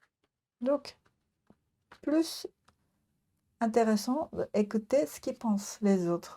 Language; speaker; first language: French; non-native, learner; Japanese